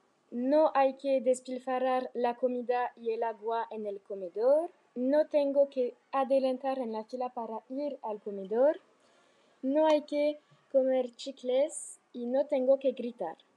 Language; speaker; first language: Spanish; non-native, learner; French